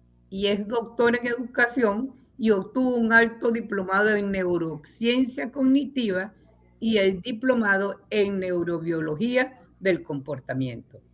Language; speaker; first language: Spanish; native; Spanish